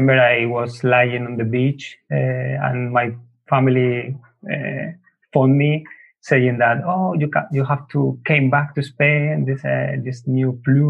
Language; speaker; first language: English; non-native, fluent; Spanish